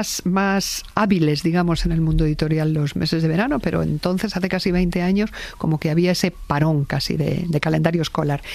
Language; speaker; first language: Spanish; native; Spanish